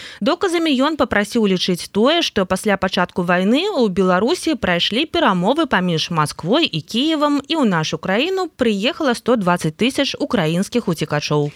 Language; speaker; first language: Belarusian; native; Belarusian